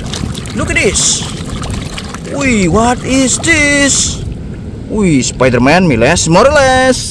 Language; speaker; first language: English; non-native, learner; Indonesian